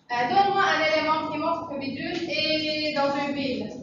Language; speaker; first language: French; non-native, fluent; Arabic